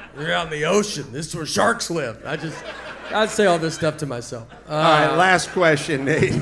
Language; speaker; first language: English; native; English